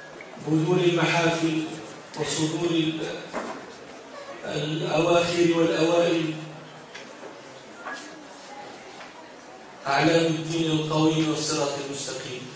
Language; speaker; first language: Arabic; native; Arabic